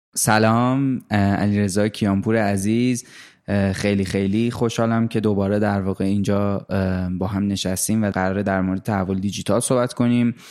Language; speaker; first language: Persian; native; Persian